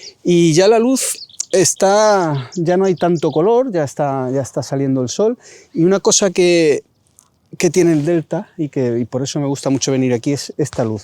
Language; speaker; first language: Spanish; native; Spanish